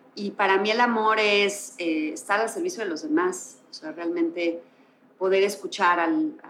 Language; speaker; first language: Spanish; native; Spanish